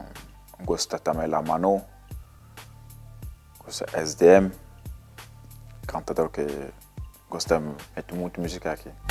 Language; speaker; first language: Portuguese; non-native, learner; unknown